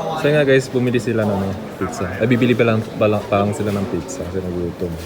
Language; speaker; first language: Filipino; non-native, local second language; Iloko